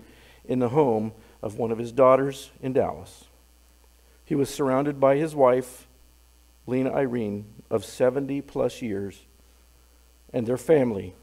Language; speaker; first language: English; native; English